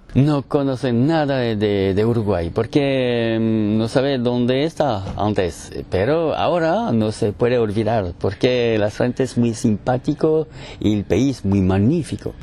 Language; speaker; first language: Spanish; non-native, learner; French